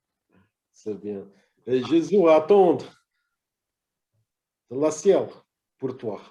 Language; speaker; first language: French; non-native, learner; English